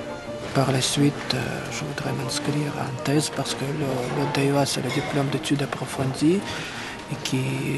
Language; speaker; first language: French; non-native, fluent; Russian